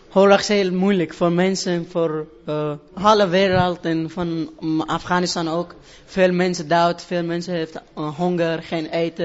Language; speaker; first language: Dutch; non-native, learner; Persian